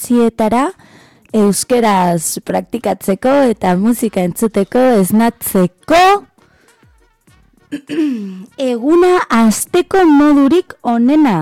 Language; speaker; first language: Basque; non-native, learner; Spanish